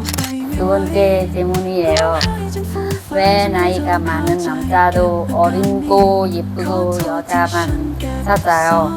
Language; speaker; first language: Korean; non-native, learner; Lao